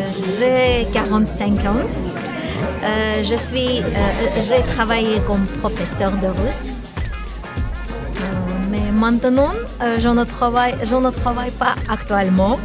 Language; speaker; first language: French; non-native, learner; Armenian